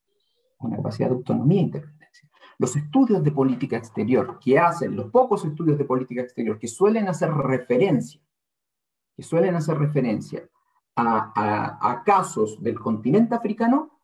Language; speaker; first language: Spanish; native; Spanish